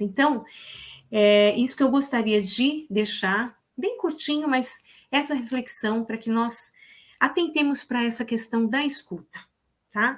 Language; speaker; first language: Portuguese; native; Portuguese